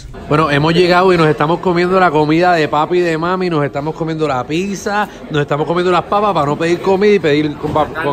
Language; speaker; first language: Spanish; native; Spanish